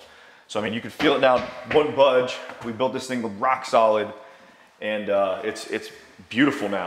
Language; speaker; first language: English; native; English